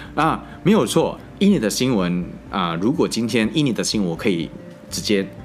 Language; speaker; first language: Chinese; non-native, fluent; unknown